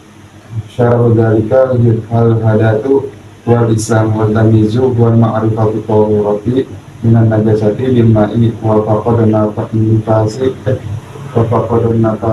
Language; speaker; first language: Arabic; non-native, fluent; Indonesian